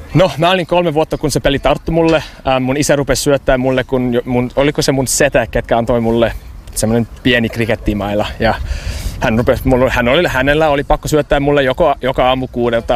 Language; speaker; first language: Finnish; early bilingual, heritage; English